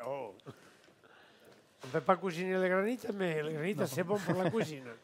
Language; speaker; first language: French; non-native, fluent; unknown